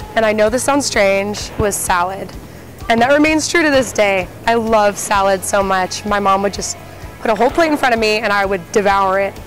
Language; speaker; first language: English; native; English